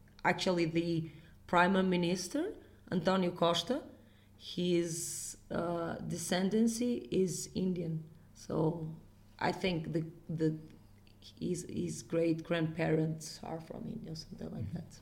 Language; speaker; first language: English; non-native, fluent; Portuguese